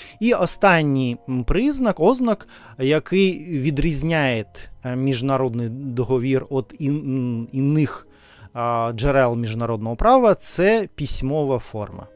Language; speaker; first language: Ukrainian; non-native, learner; Russian